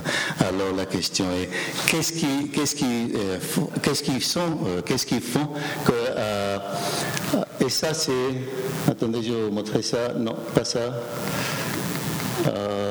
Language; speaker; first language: French; non-native, fluent; Spanish